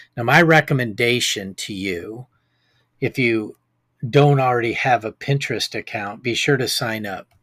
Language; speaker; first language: English; native; English